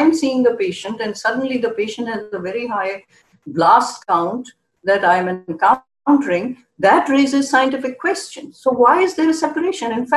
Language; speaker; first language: English; non-native, local second language; Urdu